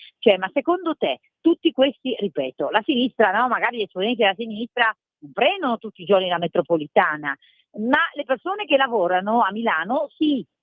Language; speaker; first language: Italian; native; Italian